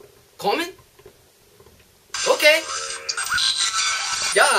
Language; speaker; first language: German; non-native, learner; English